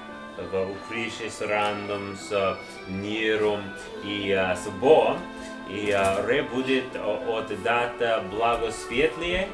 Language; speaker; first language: Russian; non-native, learner; English